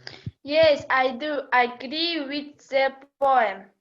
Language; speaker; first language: English; non-native, learner; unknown